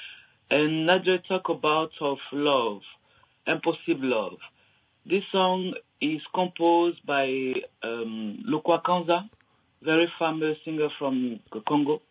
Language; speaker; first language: English; non-native, learner; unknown